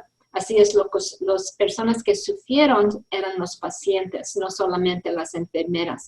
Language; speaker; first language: Spanish; early bilingual, heritage; English